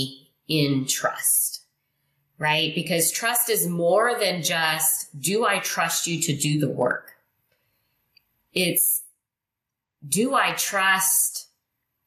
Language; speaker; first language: English; non-native, fluent; Indonesian